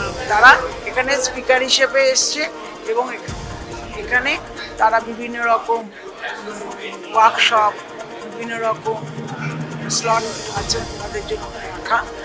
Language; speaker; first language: Bangla; native; Bangla